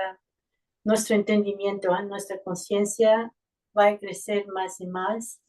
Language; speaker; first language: Spanish; non-native, fluent; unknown